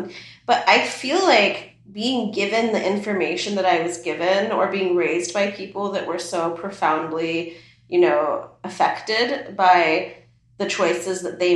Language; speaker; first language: English; early bilingual, other home language; Persian